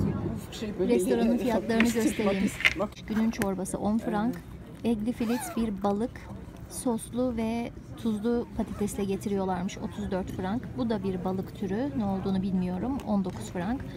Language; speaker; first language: Turkish; native; Turkish